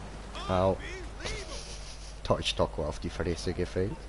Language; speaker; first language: German; native; German